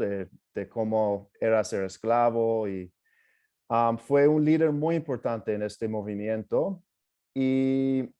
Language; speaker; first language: Spanish; non-native, fluent; English